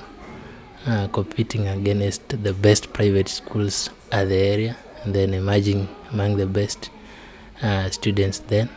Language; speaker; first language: English; non-native, local second language; Kalenjin